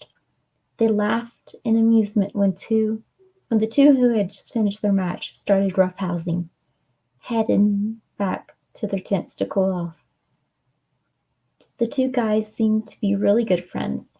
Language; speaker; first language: English; native; English